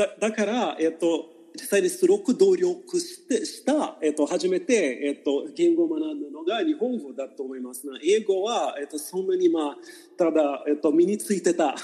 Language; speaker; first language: Japanese; non-native, fluent; Portuguese